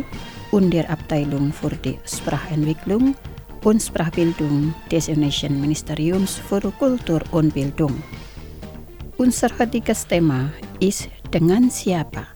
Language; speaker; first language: German; non-native, fluent; Indonesian